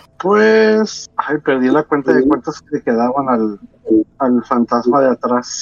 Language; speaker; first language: Spanish; native; Spanish